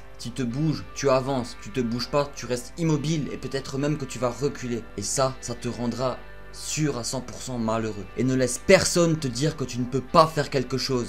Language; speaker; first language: French; native; French